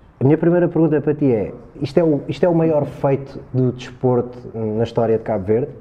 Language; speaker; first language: Portuguese; native; Portuguese